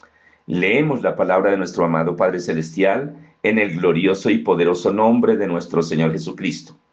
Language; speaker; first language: Spanish; native; Spanish